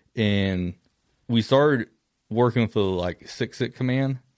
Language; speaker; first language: English; native; English